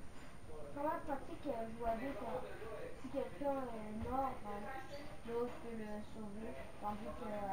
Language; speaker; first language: French; native; French